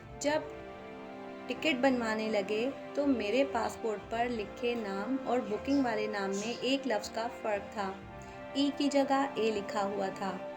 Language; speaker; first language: Urdu; non-native, local second language; Pahari-Potwari